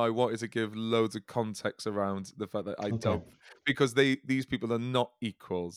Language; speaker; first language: English; native; English